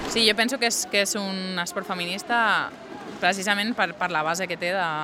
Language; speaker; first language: Catalan; non-native, local second language; Spanish